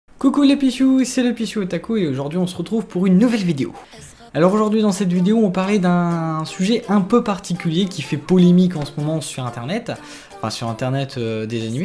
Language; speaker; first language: French; native; French